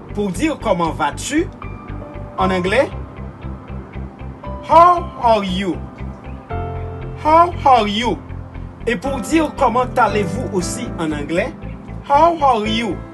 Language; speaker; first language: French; non-native, local second language; Haitian Creole